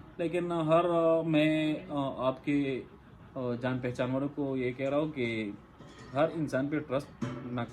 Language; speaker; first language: Hindi; non-native, local second language; Pashto